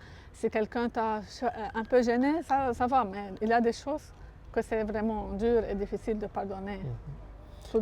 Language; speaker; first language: French; non-native, local second language; Arabic